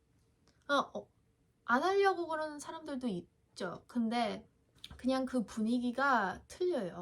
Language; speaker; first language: Korean; early bilingual, heritage; English